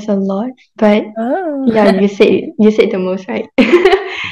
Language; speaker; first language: English; non-native, local second language; Malay